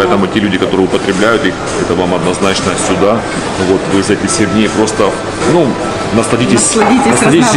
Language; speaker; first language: Russian; native; Russian